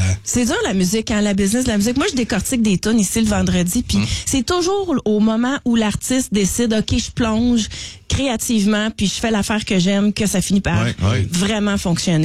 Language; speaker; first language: French; native; French